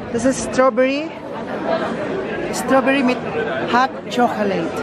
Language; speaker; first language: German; non-native, learner; Filipino